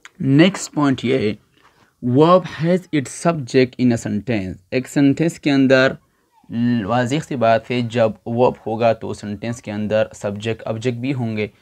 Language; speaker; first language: Urdu; non-native, local second language; Pashto